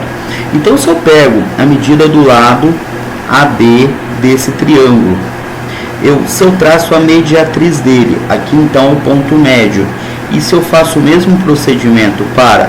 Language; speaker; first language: Portuguese; native; Portuguese